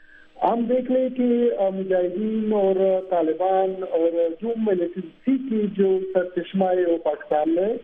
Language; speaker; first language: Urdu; non-native, fluent; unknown